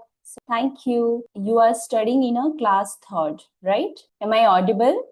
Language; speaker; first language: English; non-native, fluent; Hindi